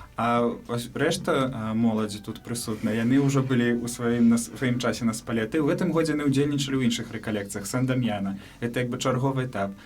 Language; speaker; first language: Belarusian; native; Belarusian